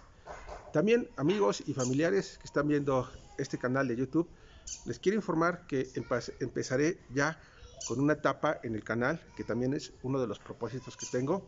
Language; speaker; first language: Spanish; native; Spanish